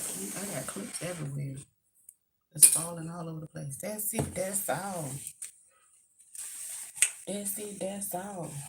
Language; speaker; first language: English; native; English